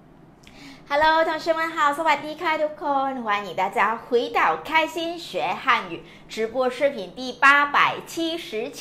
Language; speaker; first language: Chinese; non-native, fluent; Thai